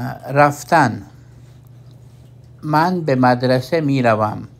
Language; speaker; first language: Persian; non-native, fluent; Urdu